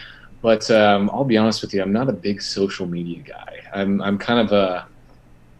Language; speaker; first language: English; native; English